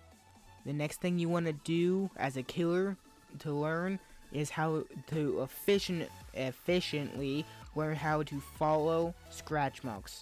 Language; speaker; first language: English; native; English